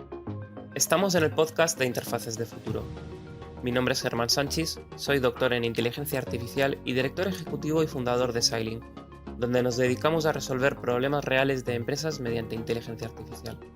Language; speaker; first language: Spanish; native; Spanish